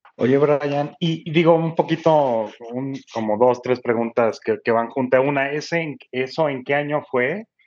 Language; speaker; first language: Spanish; native; Spanish